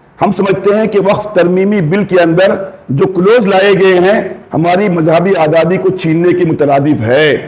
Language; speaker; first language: Urdu; non-native, local second language; Konkani